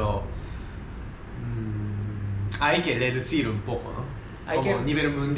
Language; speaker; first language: Spanish; non-native, learner; Japanese